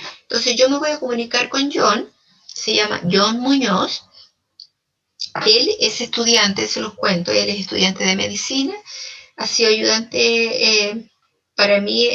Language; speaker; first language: Spanish; native; Spanish